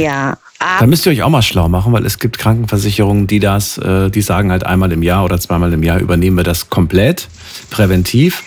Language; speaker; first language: German; native; German